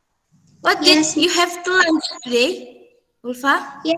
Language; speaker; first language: English; non-native, fluent; Indonesian